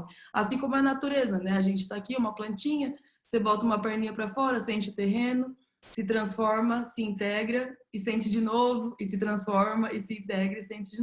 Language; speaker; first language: Portuguese; native; Portuguese